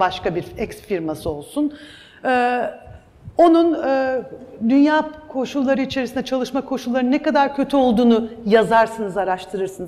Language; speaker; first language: Turkish; native; Turkish